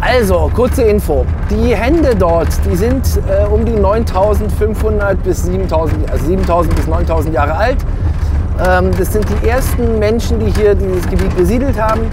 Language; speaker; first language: German; native; German